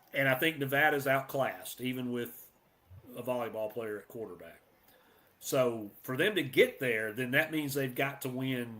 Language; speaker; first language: English; native; English